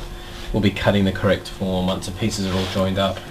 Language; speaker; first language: English; native; English